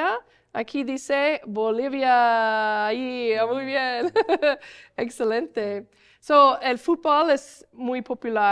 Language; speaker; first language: Spanish; non-native, learner; English